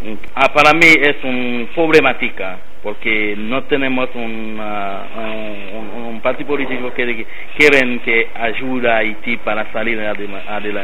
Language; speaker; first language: Spanish; non-native, learner; Haitian Creole